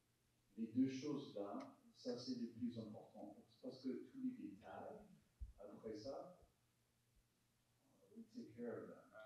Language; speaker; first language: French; non-native, learner; English